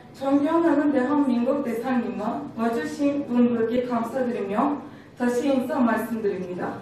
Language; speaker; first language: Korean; non-native, learner; Turkish